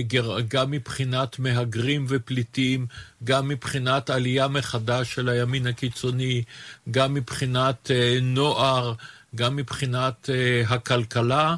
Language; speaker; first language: Hebrew; native; Hebrew